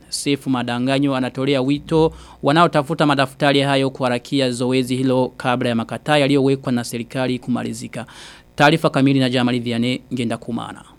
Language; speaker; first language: Swahili; non-native, local second language; Rundi